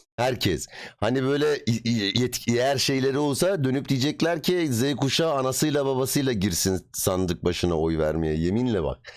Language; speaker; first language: Turkish; native; Turkish